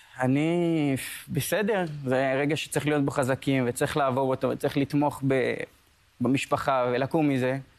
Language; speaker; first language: Hebrew; early bilingual, other home language; Spanish